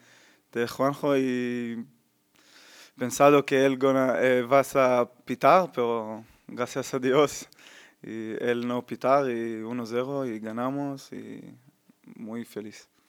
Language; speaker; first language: Spanish; non-native, learner; Hebrew